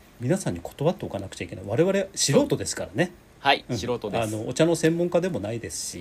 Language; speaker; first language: Japanese; native; Japanese